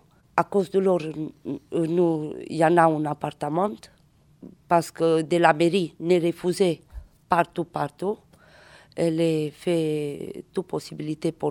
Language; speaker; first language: French; non-native, learner; Romanian